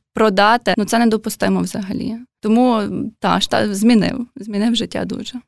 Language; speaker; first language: Ukrainian; native; Ukrainian